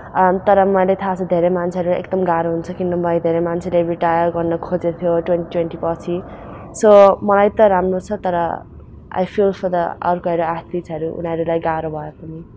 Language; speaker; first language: Nepali; early bilingual, heritage; Nepali